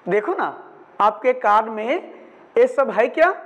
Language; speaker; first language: Hindi; non-native, local second language; Malayalam